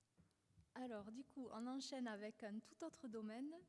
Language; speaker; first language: French; native; French